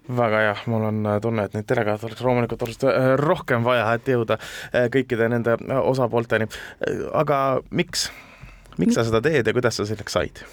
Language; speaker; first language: Estonian; native; Estonian